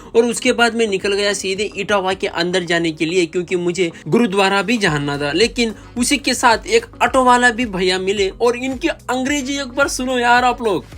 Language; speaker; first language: Hindi; non-native, local second language; Kannada